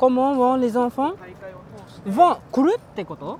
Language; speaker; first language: French; non-native, learner; Japanese